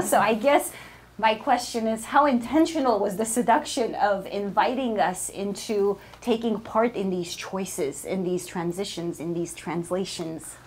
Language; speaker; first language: English; early bilingual, other home language; Armenian